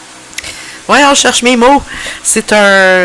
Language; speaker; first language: French; native; French